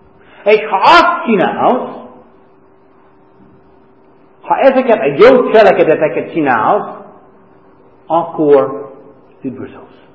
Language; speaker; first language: Hungarian; non-native, fluent; English